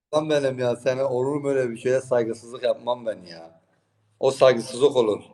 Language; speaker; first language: Turkish; native; Turkish